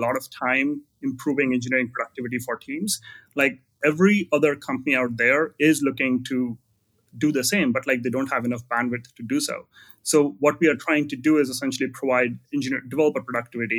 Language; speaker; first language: English; non-native, local second language; Hindi